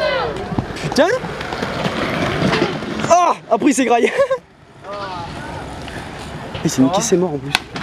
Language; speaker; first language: French; native; French